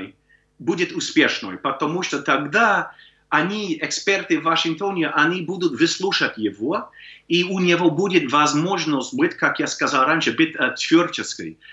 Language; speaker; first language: Russian; non-native, fluent; English